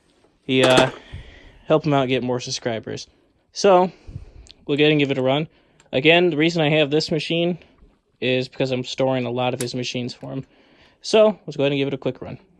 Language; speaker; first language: English; native; English